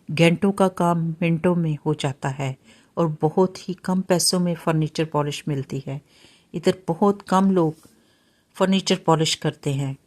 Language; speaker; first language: Urdu; native; Urdu